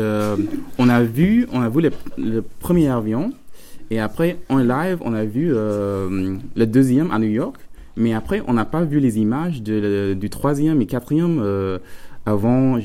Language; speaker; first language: French; non-native, fluent; English